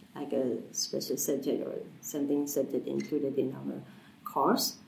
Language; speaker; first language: English; non-native, fluent; Burmese